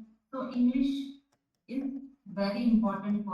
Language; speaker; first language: English; non-native, learner; Rajasthani